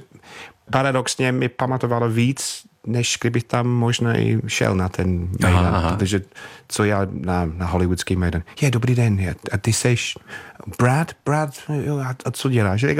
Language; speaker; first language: Czech; non-native, fluent; English